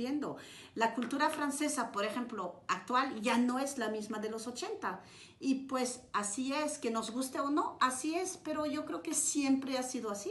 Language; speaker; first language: Spanish; non-native, fluent; French